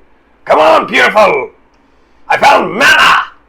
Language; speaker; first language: English; native; English